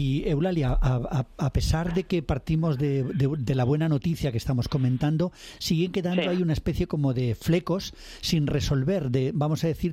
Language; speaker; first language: Spanish; native; Spanish